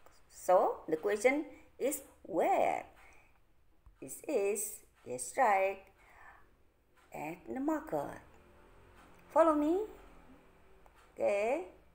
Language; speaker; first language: English; non-native, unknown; Indonesian